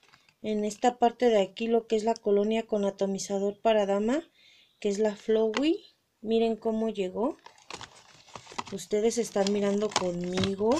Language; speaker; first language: Spanish; native; Spanish